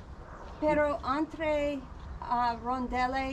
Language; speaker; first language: Spanish; non-native, learner; English